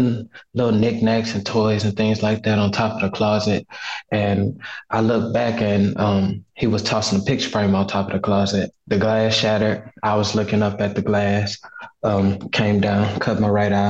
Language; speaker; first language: English; native; English